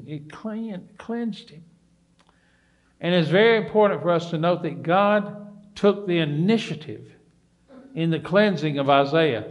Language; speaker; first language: English; native; English